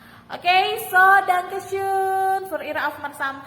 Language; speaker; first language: German; non-native, fluent; Indonesian